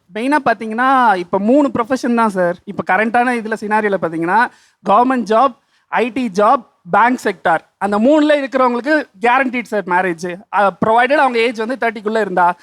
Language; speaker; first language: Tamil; native; Tamil